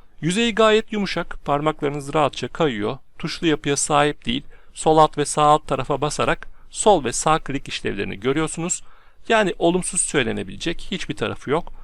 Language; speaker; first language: Turkish; native; Turkish